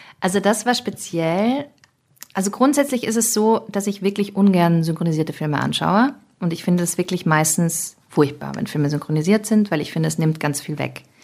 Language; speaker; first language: German; early bilingual, other home language; English